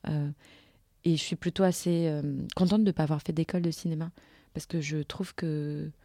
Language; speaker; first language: French; native; French